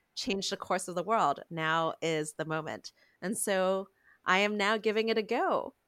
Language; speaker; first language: English; non-native, local second language; Cantonese